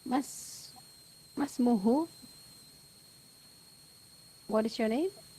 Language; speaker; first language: English; non-native, learner; Urdu